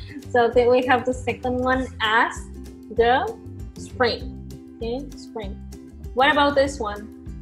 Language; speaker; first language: English; non-native, fluent; Spanish